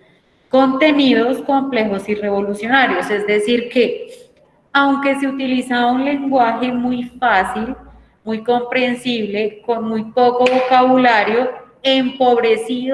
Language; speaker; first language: Spanish; native; Spanish